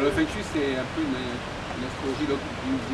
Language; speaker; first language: French; native; French